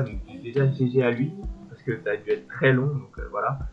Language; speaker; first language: French; native; French